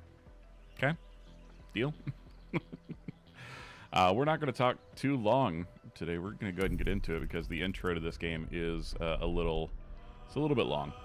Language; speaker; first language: English; native; English